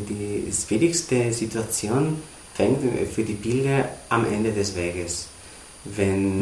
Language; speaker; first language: German; non-native, learner; Spanish